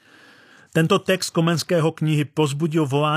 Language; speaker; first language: Czech; native; Czech